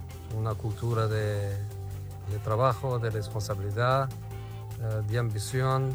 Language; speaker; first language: Spanish; non-native, fluent; Portuguese